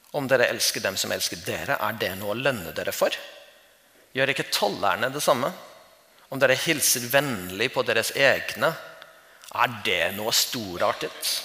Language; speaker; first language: Norwegian; non-native, fluent; English